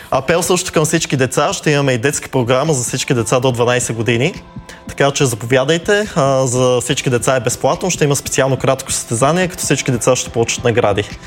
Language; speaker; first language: Bulgarian; native; Bulgarian